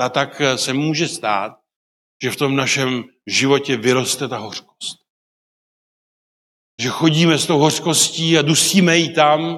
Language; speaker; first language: Czech; non-native, local second language; Polish